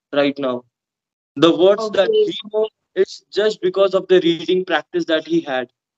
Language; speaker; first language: English; non-native, local second language; Hindi